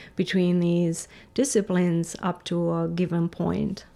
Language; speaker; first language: English; non-native, fluent; Romanian